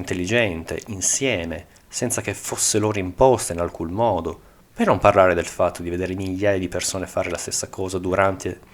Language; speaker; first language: Italian; native; Italian